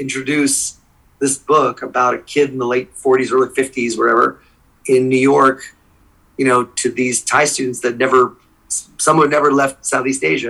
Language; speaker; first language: English; native; English